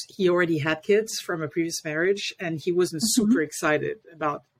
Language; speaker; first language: English; non-native, fluent; French